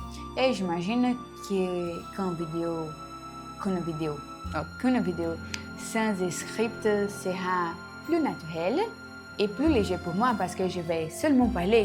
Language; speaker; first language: French; non-native, learner; Portuguese